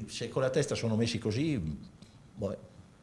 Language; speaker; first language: Italian; native; Italian